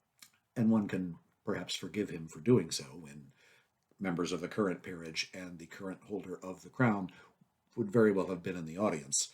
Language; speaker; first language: English; native; English